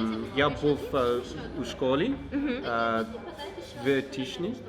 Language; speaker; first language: Ukrainian; non-native, learner; English